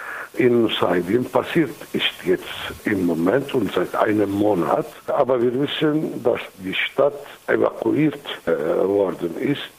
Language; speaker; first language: German; non-native, fluent; Kurdish